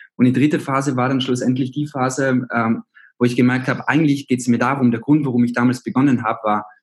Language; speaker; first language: German; native; German